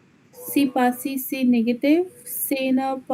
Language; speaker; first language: French; non-native, learner; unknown